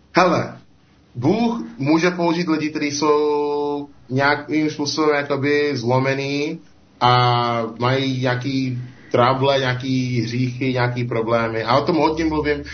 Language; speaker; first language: Czech; early bilingual, heritage; Czech